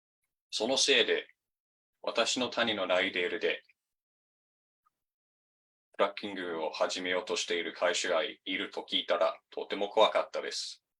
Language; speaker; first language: Japanese; non-native, fluent; English